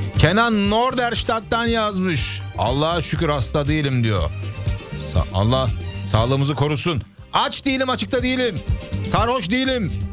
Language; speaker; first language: Turkish; early bilingual, heritage; Turkish